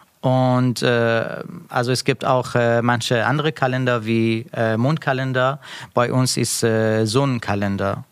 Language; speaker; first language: German; non-native, learner; Persian